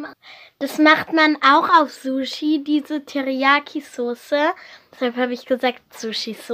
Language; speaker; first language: German; early bilingual, other home language; Arabic